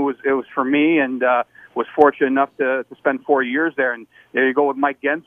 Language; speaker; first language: English; native; English